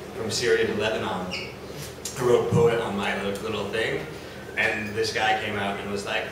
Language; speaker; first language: English; native; English